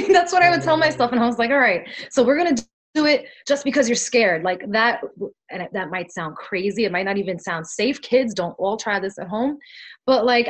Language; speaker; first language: English; early bilingual, other home language; Spanish